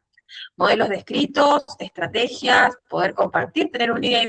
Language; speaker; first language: Spanish; native; Spanish